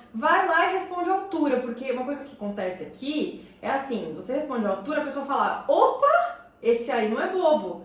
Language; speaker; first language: Portuguese; native; Portuguese